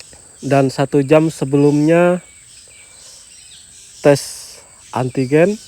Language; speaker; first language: Indonesian; non-native, fluent; Japanese